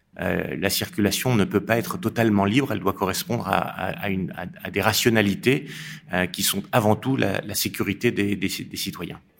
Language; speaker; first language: French; native; French